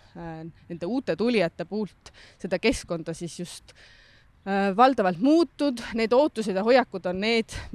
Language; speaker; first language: Estonian; native; Estonian